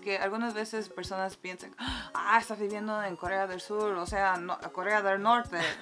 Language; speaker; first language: Spanish; early bilingual, heritage; Spanish